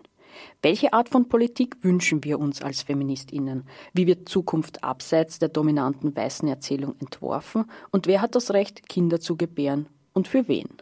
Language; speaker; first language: German; native; German